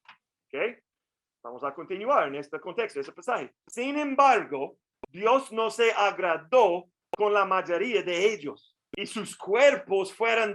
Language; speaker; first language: Spanish; non-native, fluent; English